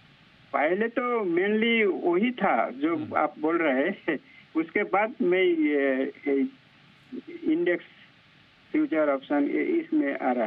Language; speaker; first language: Hindi; non-native, local second language; Bangla